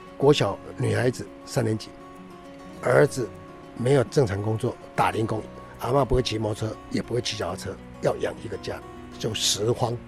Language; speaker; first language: Chinese; native; Chinese